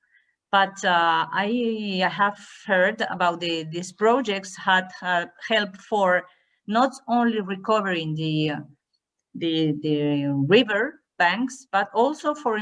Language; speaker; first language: English; non-native, learner; Spanish